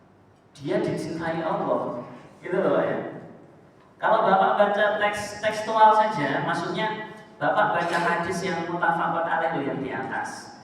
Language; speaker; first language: Indonesian; native; Indonesian